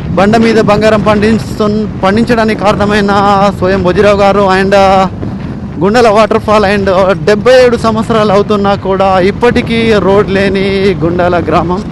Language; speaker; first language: Telugu; non-native, local second language; Gondi